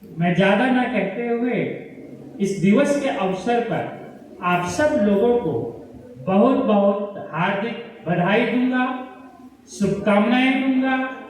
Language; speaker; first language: Hindi; native; Hindi